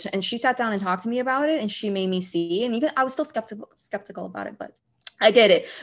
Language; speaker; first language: English; early bilingual, other home language; Portuguese